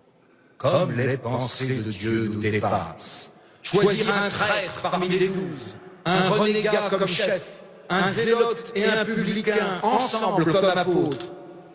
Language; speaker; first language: French; native; French